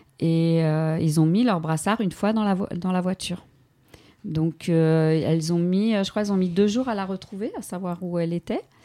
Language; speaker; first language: French; native; French